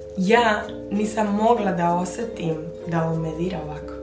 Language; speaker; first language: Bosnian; early bilingual, heritage; Spanish